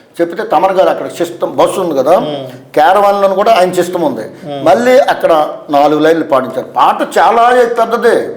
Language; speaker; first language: Telugu; native; Telugu